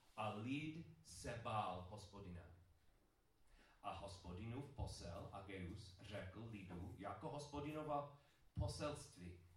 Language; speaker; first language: Czech; non-native, learner; English